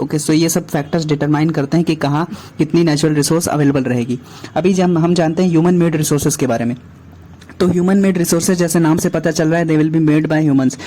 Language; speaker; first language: Hindi; native; Hindi